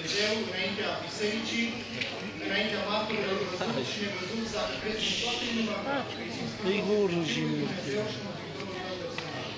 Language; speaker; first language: Romanian; native; Romanian